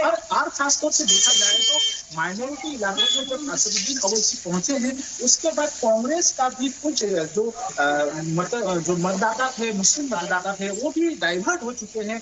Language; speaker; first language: Hindi; non-native, local second language; Assamese